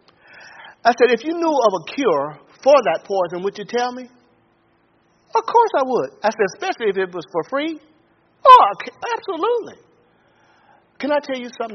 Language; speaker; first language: English; native; English